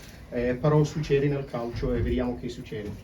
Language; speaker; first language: Italian; non-native, fluent; English